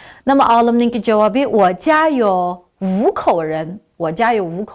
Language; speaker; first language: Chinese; non-native, local second language; Uyghur